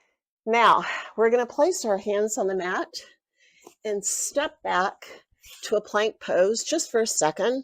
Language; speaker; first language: English; native; English